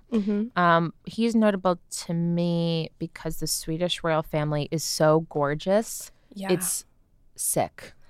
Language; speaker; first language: English; native; English